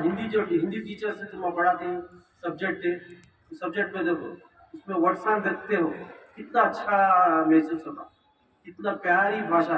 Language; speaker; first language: Hindi; non-native, local second language; Kannada